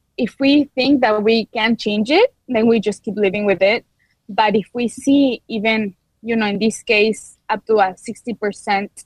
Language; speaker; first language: English; non-native, fluent; Spanish